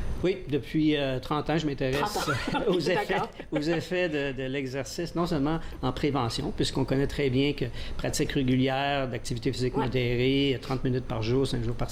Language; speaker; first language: French; native; French